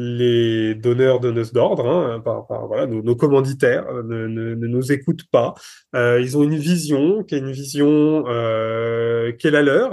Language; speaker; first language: French; native; French